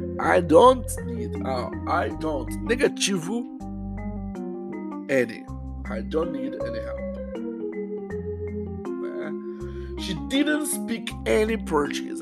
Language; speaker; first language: English; non-native, fluent; Portuguese